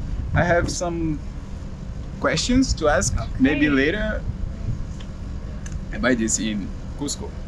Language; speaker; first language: English; non-native, learner; Portuguese